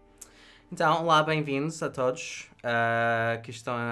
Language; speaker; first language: Portuguese; non-native, fluent; English